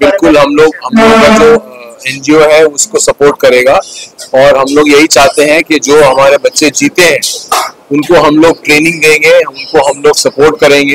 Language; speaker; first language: Hindi; native; Hindi